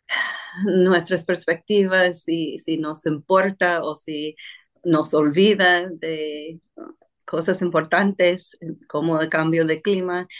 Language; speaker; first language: Spanish; non-native, fluent; English